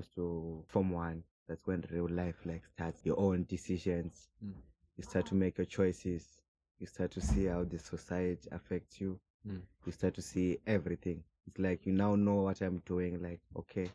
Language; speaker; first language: English; non-native, local second language; Shona